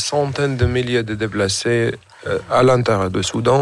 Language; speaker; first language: French; non-native, fluent; Arabic